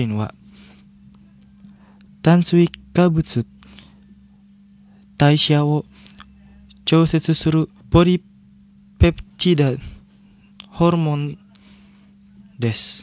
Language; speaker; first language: Japanese; non-native, fluent; Indonesian